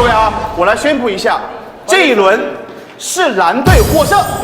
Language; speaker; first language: Chinese; native; Chinese